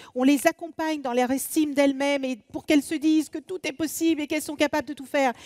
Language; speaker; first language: French; native; French